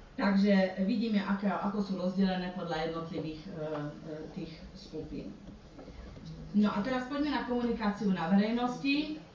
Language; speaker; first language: Slovak; native; Slovak